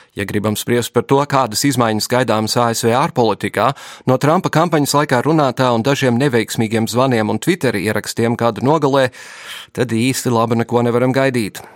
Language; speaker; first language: Latvian; early bilingual, heritage; English